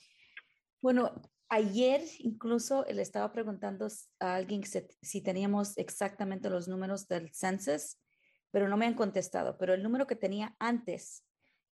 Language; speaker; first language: Spanish; early bilingual, heritage; Spanish